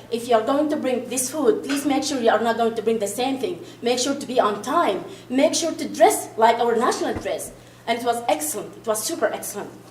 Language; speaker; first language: English; non-native, fluent; Arabic